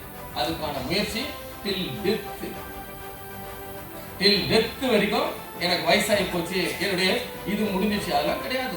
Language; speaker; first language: Tamil; native; Tamil